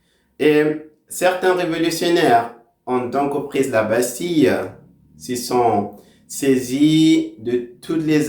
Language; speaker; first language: French; non-native, fluent; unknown